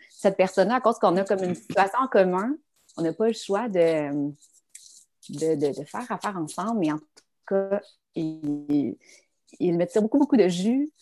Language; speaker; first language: French; native; French